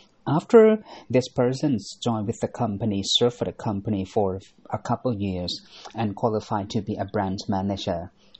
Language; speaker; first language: English; non-native, fluent; Thai